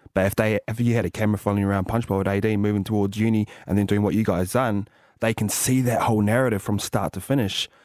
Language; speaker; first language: English; native; English